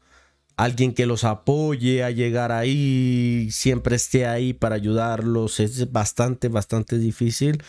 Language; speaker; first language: Spanish; native; Spanish